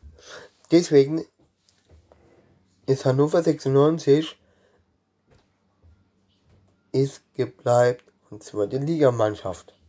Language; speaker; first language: German; non-native, learner; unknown